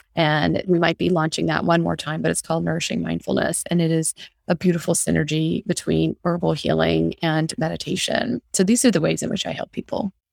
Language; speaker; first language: English; early bilingual, other home language; Hindi